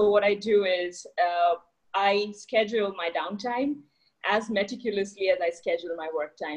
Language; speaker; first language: English; non-native, local second language; Bangla